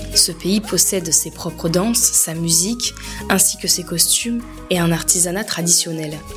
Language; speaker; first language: French; native; French